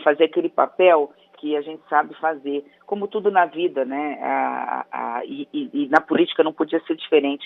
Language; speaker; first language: Portuguese; native; Portuguese